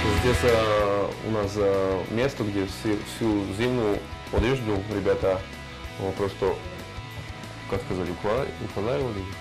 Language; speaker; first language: Russian; non-native, learner; Slovak